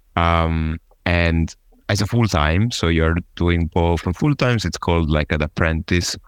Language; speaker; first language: English; non-native, fluent; Italian